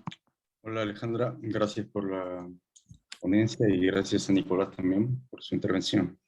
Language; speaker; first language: Spanish; native; Spanish